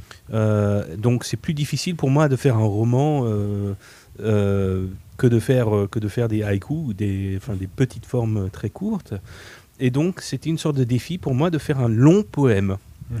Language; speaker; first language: French; non-native, fluent; English